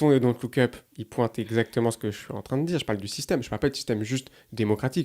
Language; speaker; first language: French; native; French